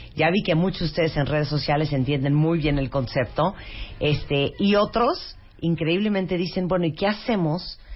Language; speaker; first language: Spanish; native; Spanish